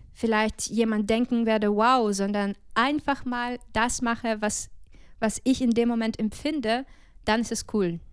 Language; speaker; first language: German; non-native, fluent; Ukrainian